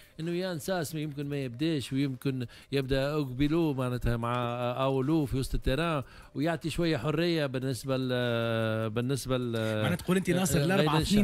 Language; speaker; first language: Arabic; native; Arabic